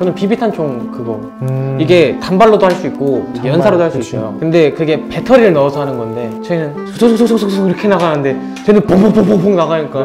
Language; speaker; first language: Korean; native; Korean